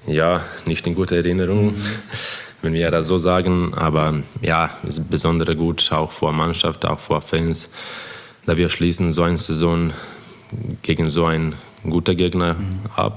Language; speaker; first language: German; non-native, fluent; Croatian